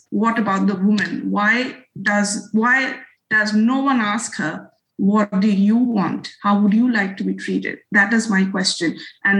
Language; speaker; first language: English; non-native, local second language; Bangla